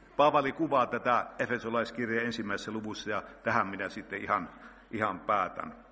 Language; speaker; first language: Finnish; native; Finnish